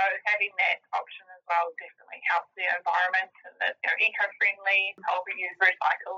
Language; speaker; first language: English; native; English